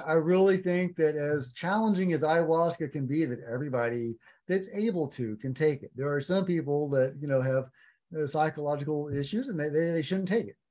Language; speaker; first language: English; native; English